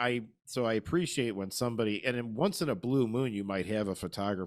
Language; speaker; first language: English; native; English